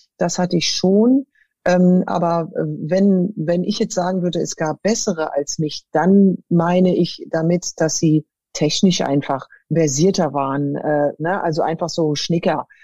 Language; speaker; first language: German; native; German